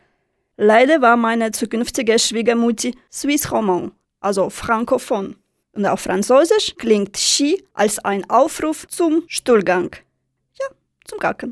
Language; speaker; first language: German; non-native, fluent; Russian